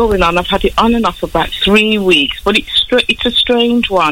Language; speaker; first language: English; native; English